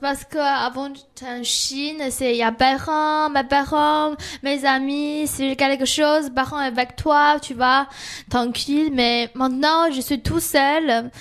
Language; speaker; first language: French; non-native, learner; Chinese